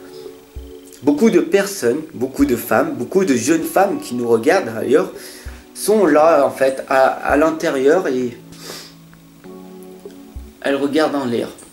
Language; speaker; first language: French; native; French